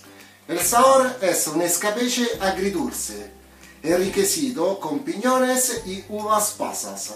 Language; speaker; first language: Spanish; non-native, fluent; Italian